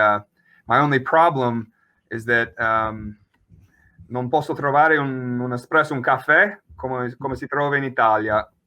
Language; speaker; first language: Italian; non-native, learner; English